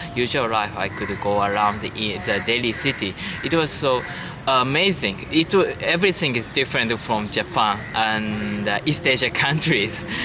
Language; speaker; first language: English; non-native, learner; Japanese